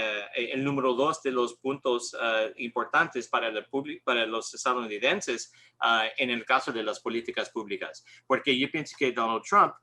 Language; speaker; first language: Spanish; non-native, learner; English